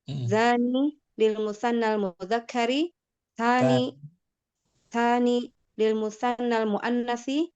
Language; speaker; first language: Arabic; non-native, learner; Indonesian